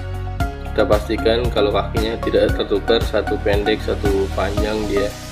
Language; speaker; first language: Indonesian; native; Indonesian